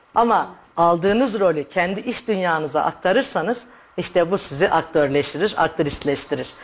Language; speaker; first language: Turkish; native; Turkish